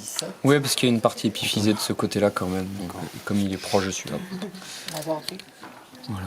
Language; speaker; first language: French; native; French